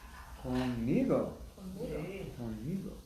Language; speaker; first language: Spanish; non-native, learner; English